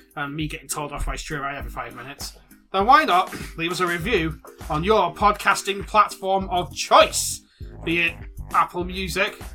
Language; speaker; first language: English; native; English